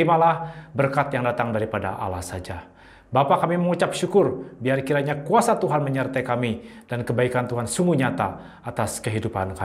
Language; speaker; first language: Indonesian; native; Indonesian